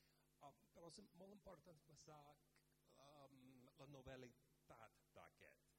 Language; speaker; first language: Catalan; non-native, fluent; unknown